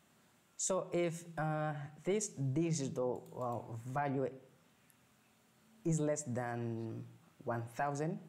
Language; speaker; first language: English; non-native, fluent; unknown